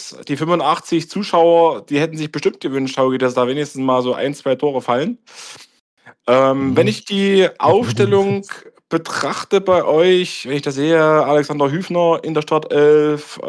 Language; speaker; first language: German; native; German